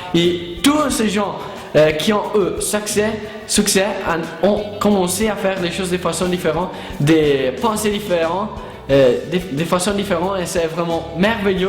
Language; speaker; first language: French; non-native, learner; Italian